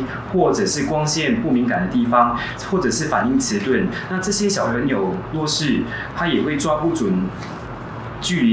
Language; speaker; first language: Chinese; native; Chinese